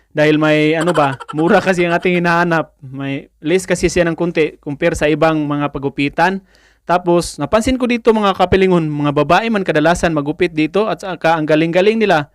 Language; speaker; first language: Filipino; non-native, local second language; Cebuano